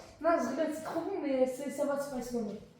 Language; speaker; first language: French; native; French